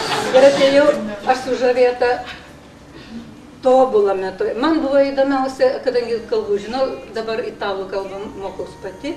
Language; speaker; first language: Lithuanian; non-native, local second language; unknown